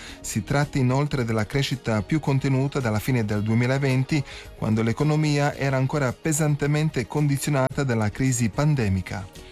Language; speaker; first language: Italian; native; Italian